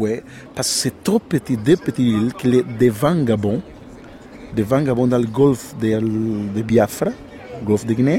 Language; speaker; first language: French; non-native, learner; Portuguese